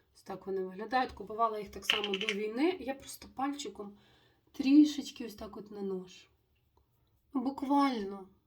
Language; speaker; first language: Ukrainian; non-native, local second language; Russian